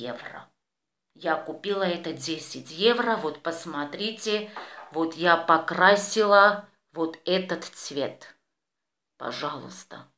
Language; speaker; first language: Russian; non-native, fluent; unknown